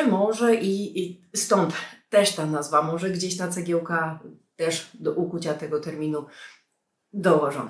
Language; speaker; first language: Polish; native; Polish